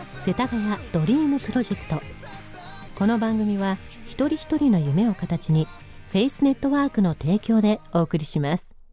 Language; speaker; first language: Japanese; native; Japanese